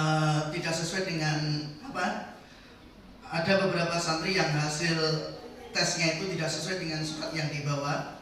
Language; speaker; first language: Indonesian; native; Indonesian